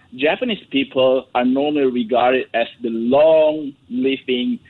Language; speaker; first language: English; non-native, fluent; Indonesian